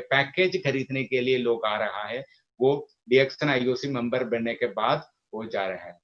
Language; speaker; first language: Hindi; non-native, local second language; Malayalam